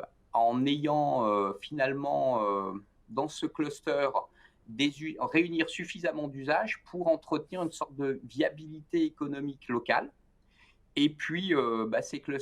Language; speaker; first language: French; native; French